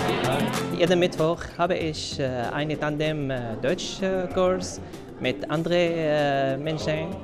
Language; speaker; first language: German; non-native, learner; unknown